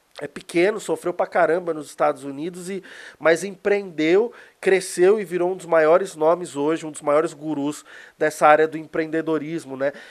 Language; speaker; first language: Portuguese; native; Portuguese